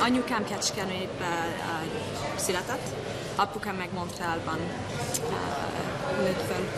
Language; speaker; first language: Hungarian; early bilingual, heritage; English